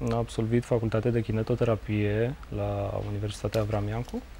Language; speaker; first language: Romanian; native; Romanian